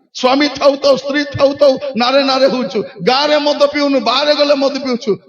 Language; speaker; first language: Odia; non-native, local second language; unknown